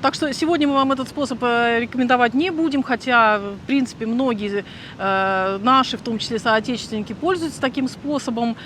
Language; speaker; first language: Russian; native; Russian